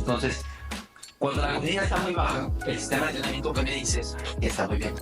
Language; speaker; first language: Spanish; native; Spanish